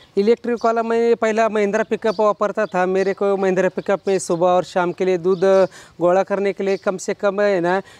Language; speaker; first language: Hindi; non-native, local second language; Marathi